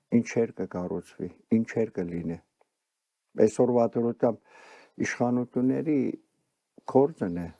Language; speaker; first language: Armenian; early bilingual, heritage; Armenian